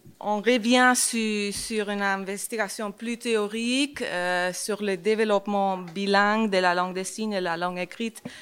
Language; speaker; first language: French; non-native, fluent; Spanish